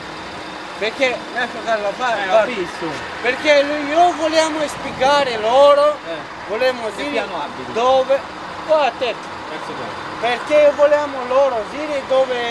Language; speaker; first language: Italian; non-native, learner; Romanian